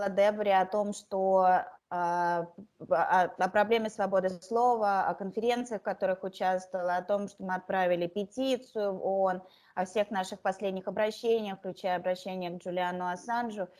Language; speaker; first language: Russian; native; Russian